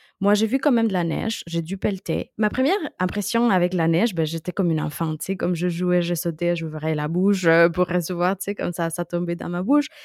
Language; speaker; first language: French; non-native, fluent; Spanish